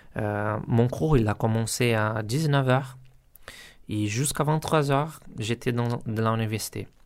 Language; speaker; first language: French; non-native, learner; Portuguese